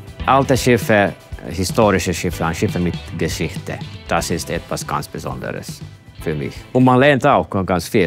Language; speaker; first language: German; non-native, fluent; Finnish